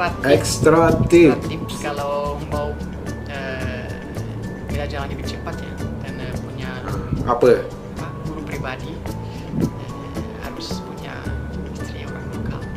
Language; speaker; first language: Indonesian; non-native, fluent; French